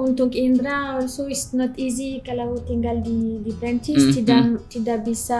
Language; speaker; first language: Indonesian; non-native, learner; French